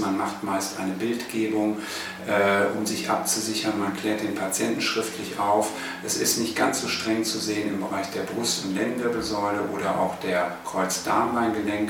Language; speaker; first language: German; native; German